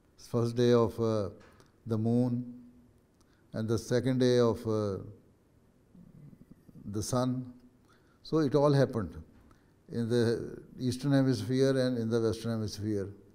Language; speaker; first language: English; non-native, local second language; Urdu